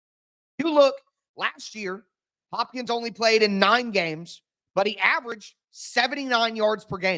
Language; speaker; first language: English; native; English